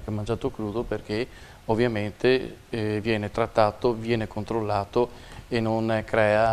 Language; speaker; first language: Italian; native; Italian